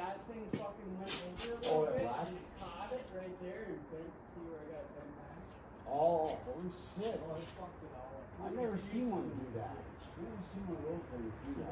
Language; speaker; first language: English; native; English